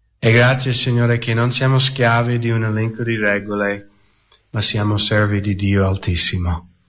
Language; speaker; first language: Italian; non-native, fluent; English